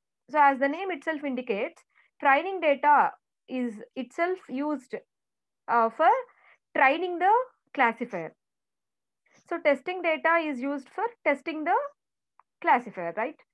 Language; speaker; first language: English; non-native, local second language; Telugu